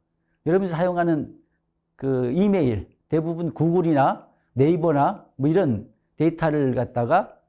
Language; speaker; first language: Korean; native; Korean